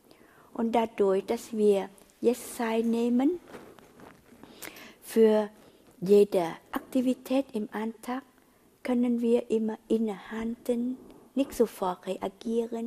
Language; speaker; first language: German; non-native, fluent; Vietnamese